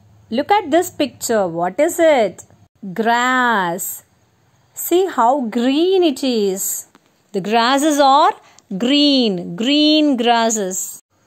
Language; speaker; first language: English; non-native, local second language; Tamil